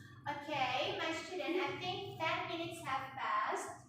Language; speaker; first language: English; non-native, learner; Indonesian